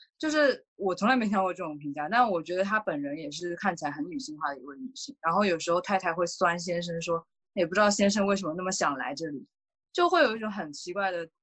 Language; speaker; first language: Chinese; native; Chinese